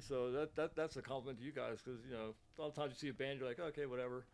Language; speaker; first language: English; native; English